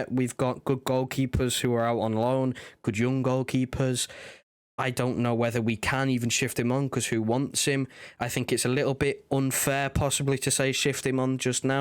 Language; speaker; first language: English; native; English